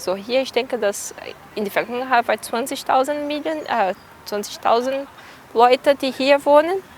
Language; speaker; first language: German; non-native, learner; Portuguese